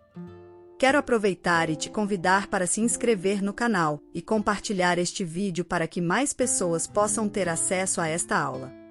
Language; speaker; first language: Portuguese; native; Portuguese